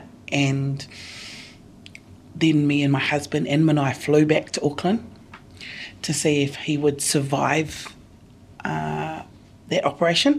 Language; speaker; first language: English; native; English